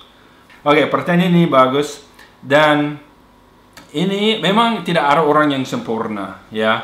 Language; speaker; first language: Indonesian; non-native, fluent; English